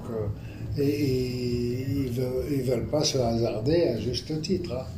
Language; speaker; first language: French; non-native, local second language; Arabic